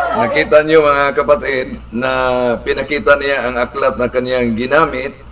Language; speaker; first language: Filipino; non-native, local second language; Cebuano